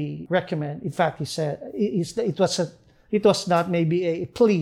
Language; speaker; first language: English; non-native, local second language; Hiligaynon